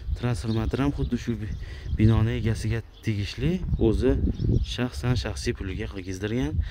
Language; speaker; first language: Uzbek; native; Uzbek